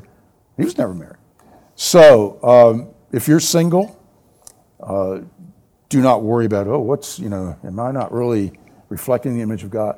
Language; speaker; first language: English; native; English